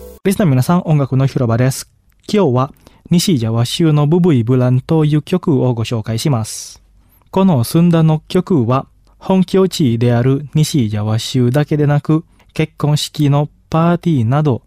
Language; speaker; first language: Japanese; non-native, fluent; Indonesian